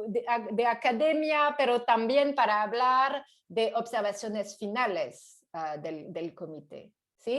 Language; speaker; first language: Spanish; non-native, fluent; French